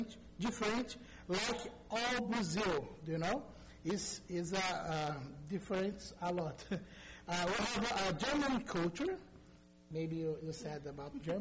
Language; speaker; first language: English; non-native, learner; Portuguese